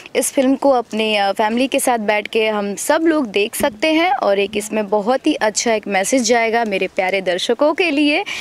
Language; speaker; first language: Hindi; native; Hindi